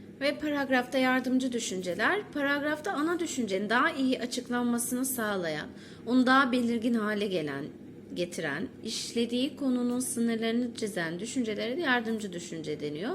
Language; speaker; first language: Turkish; native; Turkish